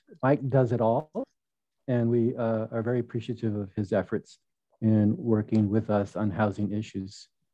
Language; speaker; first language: English; early bilingual, other home language; Spanish